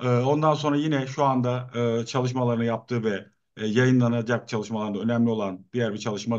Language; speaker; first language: Turkish; native; Turkish